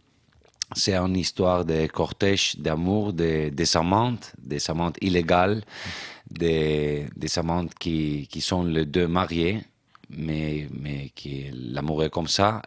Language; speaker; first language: French; non-native, fluent; Spanish